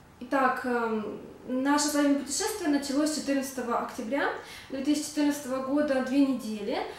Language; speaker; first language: Russian; native; Russian